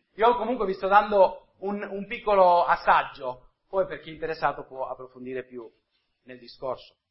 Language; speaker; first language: Italian; non-native, fluent; English